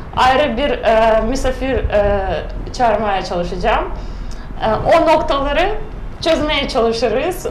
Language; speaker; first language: Turkish; non-native, fluent; Russian